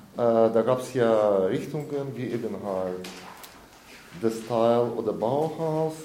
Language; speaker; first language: German; non-native, fluent; Russian